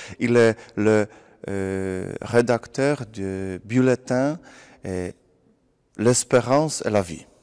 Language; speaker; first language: French; non-native, fluent; Polish